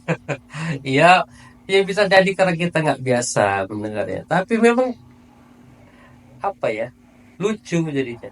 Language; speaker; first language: Indonesian; native; Indonesian